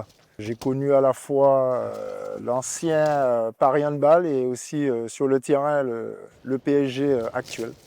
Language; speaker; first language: French; native; French